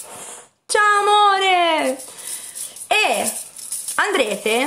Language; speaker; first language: Italian; native; Italian